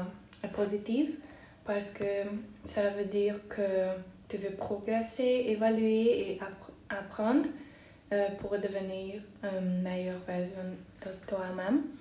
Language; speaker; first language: French; non-native, fluent; Hungarian